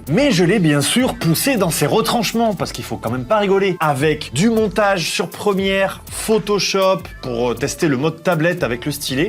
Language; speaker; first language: French; native; French